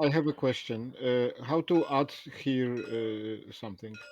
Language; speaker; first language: English; non-native, learner; Polish